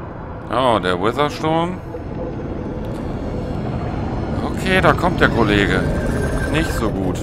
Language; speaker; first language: German; native; German